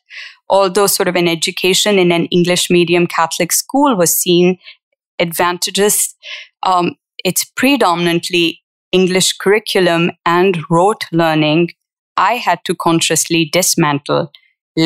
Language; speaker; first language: English; non-native, local second language; Urdu